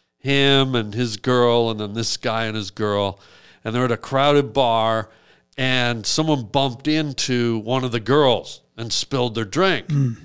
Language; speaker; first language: English; native; English